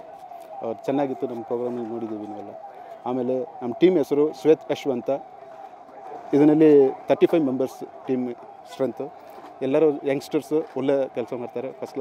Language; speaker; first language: Kannada; non-native, fluent; Hindi